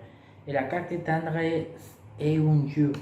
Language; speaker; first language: French; non-native, learner; Spanish